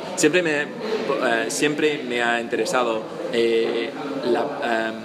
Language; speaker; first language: Spanish; non-native, fluent; English